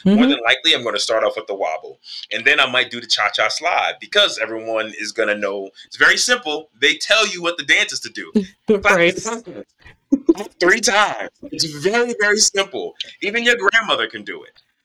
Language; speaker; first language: English; native; English